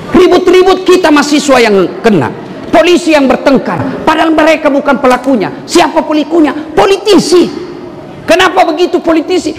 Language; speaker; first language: Indonesian; non-native, local second language; Buginese